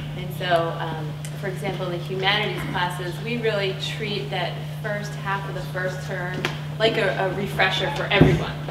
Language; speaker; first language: English; native; English